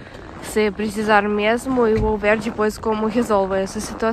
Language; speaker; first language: Portuguese; non-native, fluent; Russian